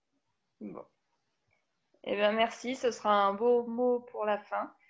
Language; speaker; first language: French; native; French